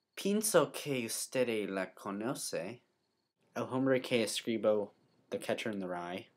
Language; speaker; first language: Spanish; non-native, learner; English